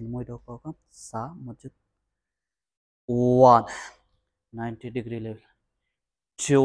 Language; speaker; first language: Vietnamese; non-native, learner; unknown